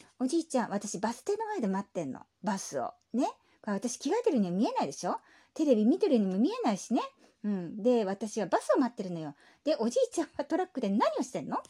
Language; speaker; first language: Japanese; native; Japanese